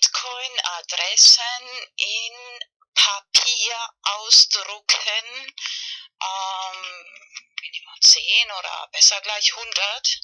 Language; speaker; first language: German; non-native, learner; Spanish